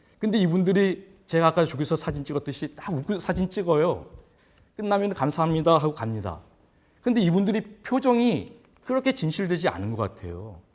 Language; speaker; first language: Korean; native; Korean